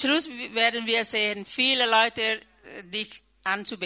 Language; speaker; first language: German; non-native, learner; Thai